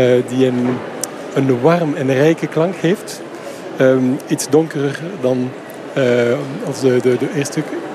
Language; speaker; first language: Dutch; non-native, local second language; French